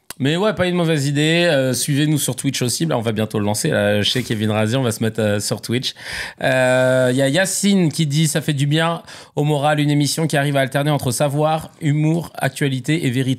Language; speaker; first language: French; native; French